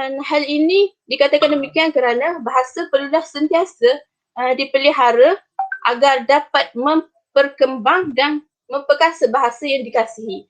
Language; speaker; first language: Malay; native; Malay